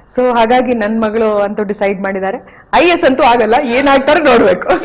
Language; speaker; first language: Kannada; non-native, local second language; Hindi